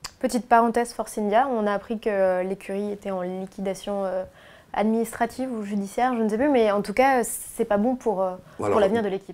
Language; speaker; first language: French; native; French